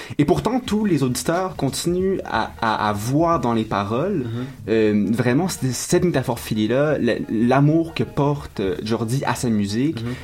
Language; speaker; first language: French; native; French